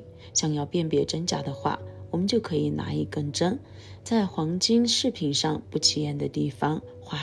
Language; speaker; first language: Chinese; native; Chinese